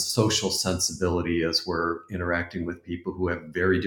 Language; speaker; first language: English; native; English